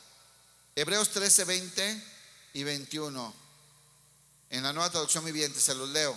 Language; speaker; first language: Spanish; native; Spanish